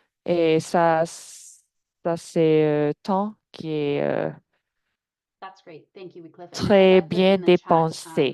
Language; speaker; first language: French; non-native, fluent; English